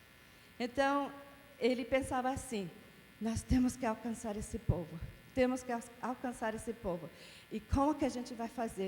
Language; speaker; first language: Portuguese; non-native, fluent; English